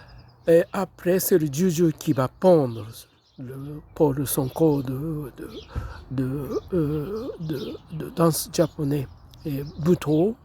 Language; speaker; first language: French; non-native, fluent; Japanese